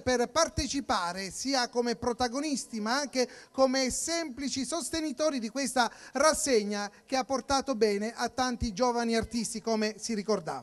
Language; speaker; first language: Italian; native; Italian